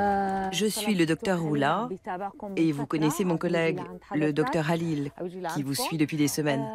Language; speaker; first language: French; non-native, fluent; Arabic